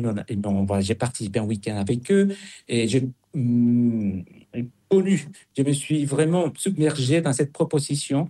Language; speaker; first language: French; non-native, fluent; Spanish